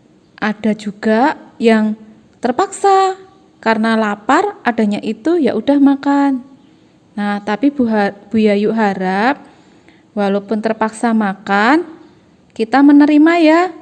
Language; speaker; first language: Indonesian; native; Indonesian